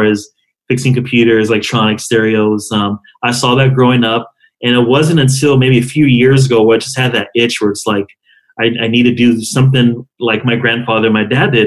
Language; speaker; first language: English; native; English